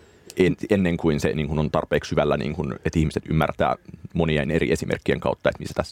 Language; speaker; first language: Finnish; native; Finnish